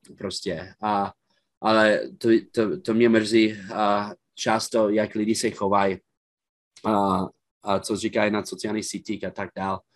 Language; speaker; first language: Czech; non-native, fluent; English